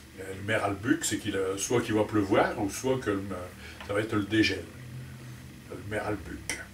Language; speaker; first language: French; native; French